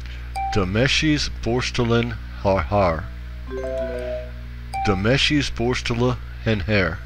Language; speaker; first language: Dutch; non-native, learner; English